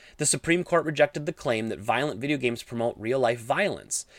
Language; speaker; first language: English; native; English